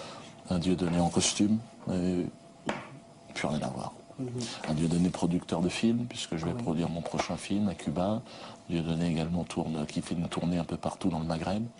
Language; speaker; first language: French; native; French